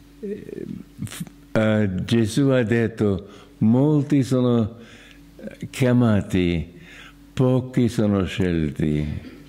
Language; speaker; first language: Italian; non-native, fluent; English